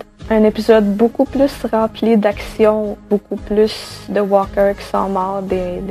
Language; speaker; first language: French; native; French